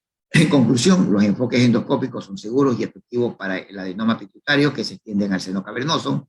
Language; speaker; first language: Spanish; native; Spanish